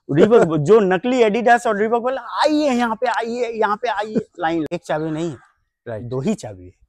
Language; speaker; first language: Hindi; non-native, local second language; Bangla